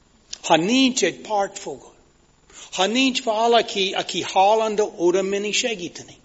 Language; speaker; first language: Hungarian; non-native, fluent; English